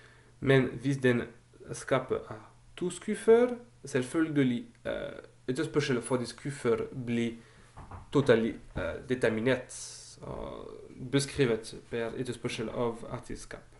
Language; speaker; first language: Norwegian; non-native, fluent; French